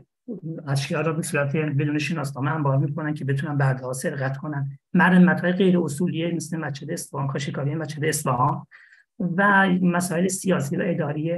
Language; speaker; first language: Persian; native; Persian